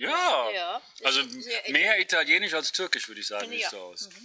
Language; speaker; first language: German; native; German